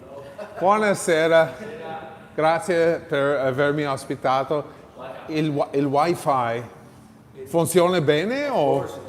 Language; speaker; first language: Italian; non-native, fluent; English